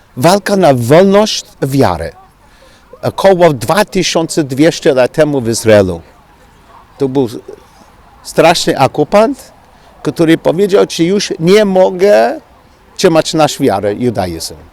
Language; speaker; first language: Polish; non-native, learner; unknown